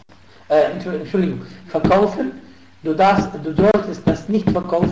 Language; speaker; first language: German; non-native, fluent; Arabic